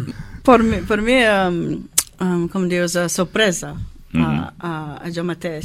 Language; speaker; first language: Catalan; non-native, learner; English